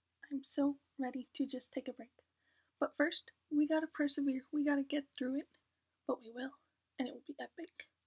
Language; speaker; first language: English; native; English